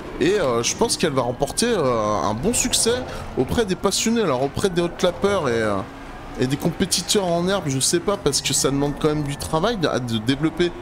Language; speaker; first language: French; native; French